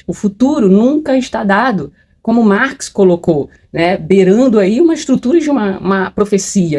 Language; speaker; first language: Portuguese; native; Portuguese